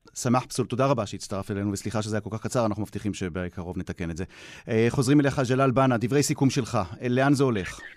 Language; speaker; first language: Hebrew; native; Hebrew